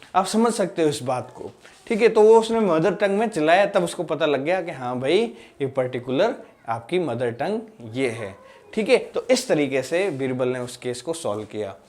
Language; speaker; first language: Hindi; non-native, local second language; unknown